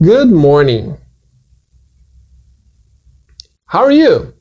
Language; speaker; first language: English; non-native, fluent; Portuguese